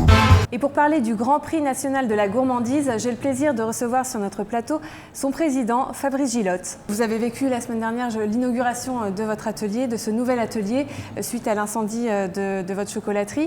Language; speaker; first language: French; native; French